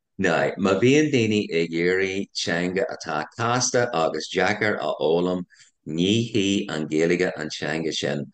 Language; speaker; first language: Irish; non-native, local second language; English